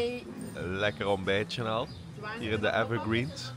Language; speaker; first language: Dutch; native; Dutch